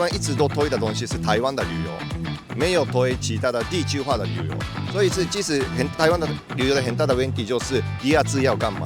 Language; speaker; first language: Chinese; non-native, fluent; Japanese